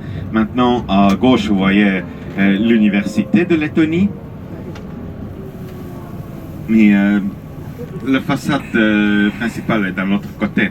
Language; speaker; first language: French; non-native, fluent; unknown